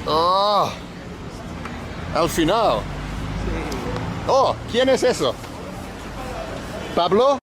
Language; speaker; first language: Spanish; non-native, learner; English